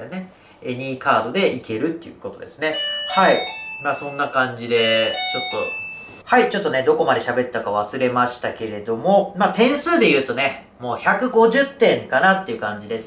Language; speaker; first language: Japanese; native; Japanese